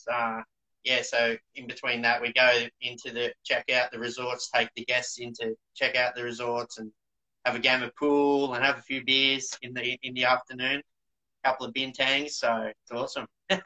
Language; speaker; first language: English; native; English